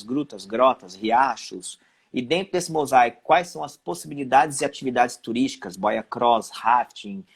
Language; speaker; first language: Portuguese; native; Portuguese